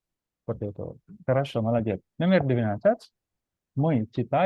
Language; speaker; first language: Russian; non-native, fluent; Indonesian